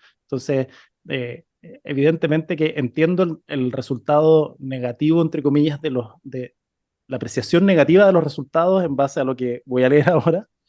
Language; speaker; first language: Spanish; native; Spanish